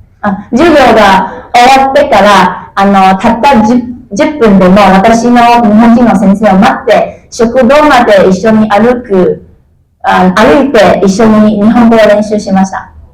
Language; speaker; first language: Japanese; non-native, fluent; Chinese